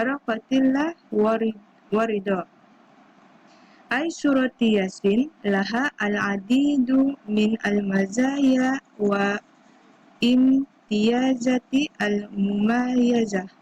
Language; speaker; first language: Arabic; non-native, learner; Malay